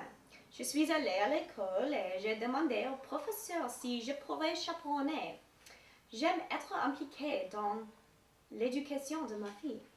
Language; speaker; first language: French; non-native, learner; English